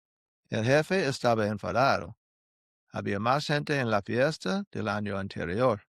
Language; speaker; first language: Spanish; non-native, fluent; English